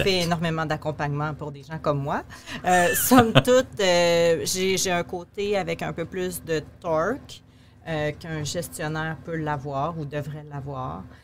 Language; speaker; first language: French; native; French